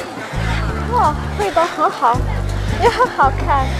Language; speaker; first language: Chinese; non-native, learner; Arabic